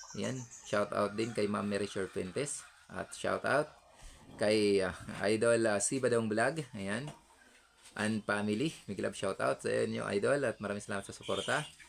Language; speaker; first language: Filipino; non-native, local second language; Hiligaynon